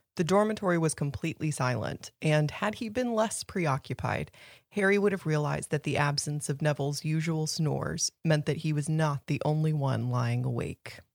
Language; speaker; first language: English; native; English